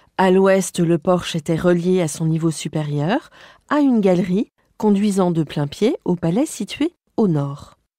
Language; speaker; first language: French; native; French